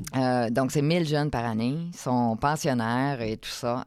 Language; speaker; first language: French; native; French